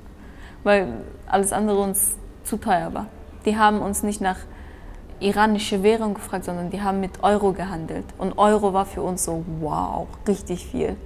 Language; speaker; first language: German; early bilingual, other home language; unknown